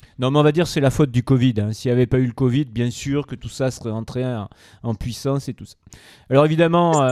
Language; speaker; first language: French; native; French